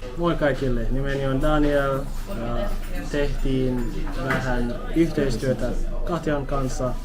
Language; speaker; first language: Finnish; non-native, fluent; English